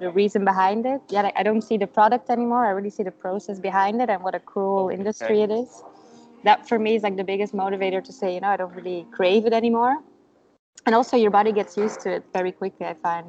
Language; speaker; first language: English; non-native, fluent; Dutch